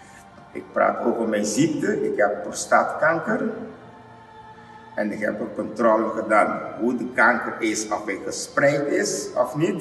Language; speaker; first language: Dutch; non-native, learner; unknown